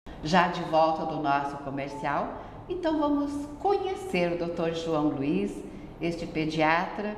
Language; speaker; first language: Portuguese; native; Portuguese